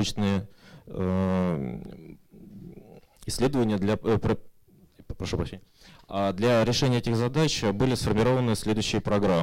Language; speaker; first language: Russian; native; Russian